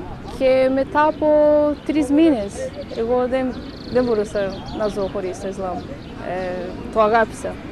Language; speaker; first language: Greek; non-native, learner; Portuguese